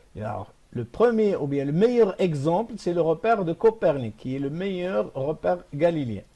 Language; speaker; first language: French; non-native, local second language; Arabic